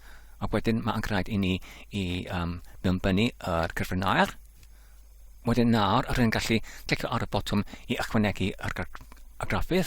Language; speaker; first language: Welsh; non-native, learner; English